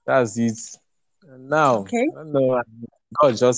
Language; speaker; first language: English; non-native, local second language; Igbo